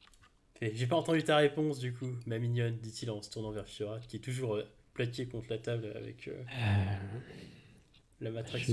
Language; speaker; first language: French; native; French